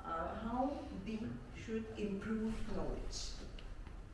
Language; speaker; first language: English; non-native, fluent; Russian